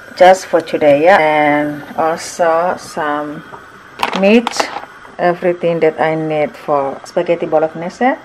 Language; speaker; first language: English; non-native, learner; Indonesian